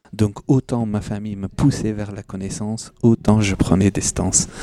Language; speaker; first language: French; non-native, fluent; Persian